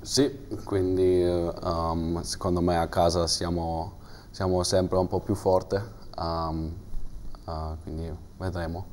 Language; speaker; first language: Italian; non-native, learner; German